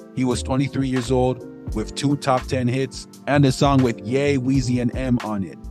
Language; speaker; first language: English; native; English